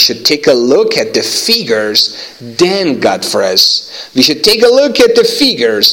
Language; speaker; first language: English; non-native, fluent; Persian